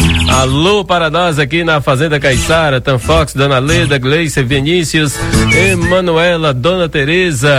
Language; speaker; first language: Portuguese; native; Portuguese